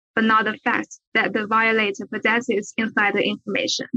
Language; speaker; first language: English; non-native, fluent; Chinese